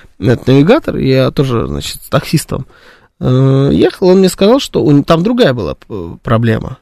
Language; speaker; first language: Russian; native; Russian